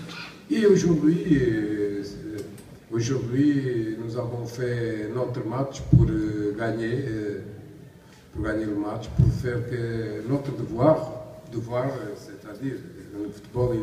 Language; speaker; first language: French; non-native, learner; Portuguese